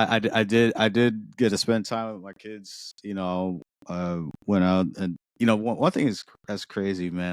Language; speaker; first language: English; native; English